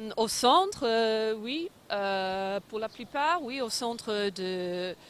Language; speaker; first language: French; non-native, fluent; English